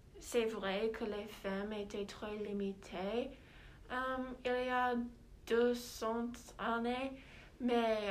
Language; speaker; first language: French; non-native, learner; English